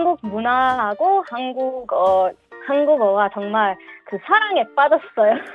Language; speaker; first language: Korean; non-native, learner; Swedish